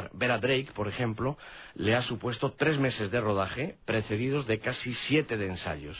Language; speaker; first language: Spanish; native; Spanish